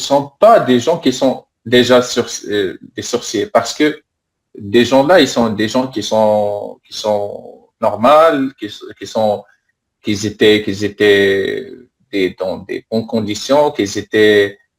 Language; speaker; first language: French; non-native, learner; Arabic